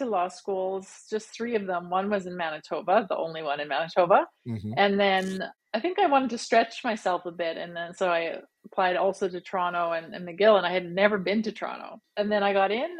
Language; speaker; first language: English; native; English